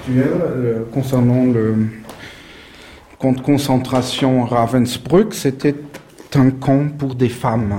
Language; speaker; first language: French; non-native, fluent; German